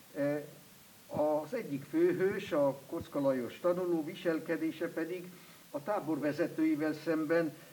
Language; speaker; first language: Hungarian; non-native, fluent; German